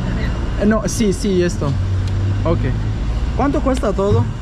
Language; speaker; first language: Spanish; non-native, learner; English